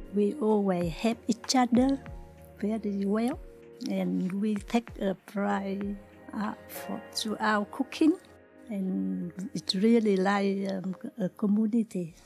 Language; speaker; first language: English; non-native, learner; Vietnamese